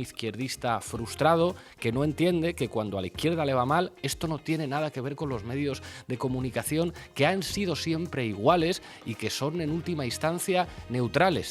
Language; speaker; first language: Spanish; native; Spanish